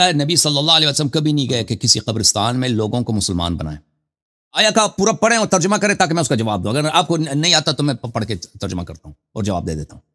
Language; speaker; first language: Urdu; non-native, fluent; Persian